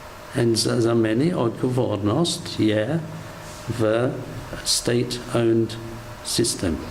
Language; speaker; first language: Slovenian; non-native, learner; English